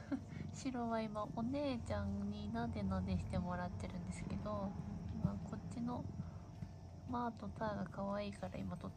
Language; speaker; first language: Japanese; native; Japanese